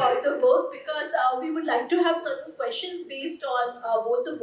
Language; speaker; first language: English; non-native, local second language; Hindi